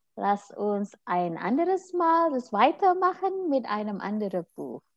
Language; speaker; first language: German; non-native, fluent; Indonesian